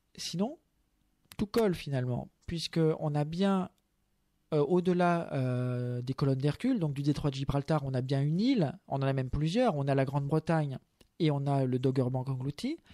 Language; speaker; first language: French; native; French